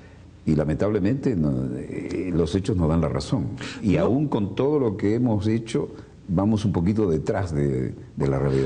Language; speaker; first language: Spanish; native; Spanish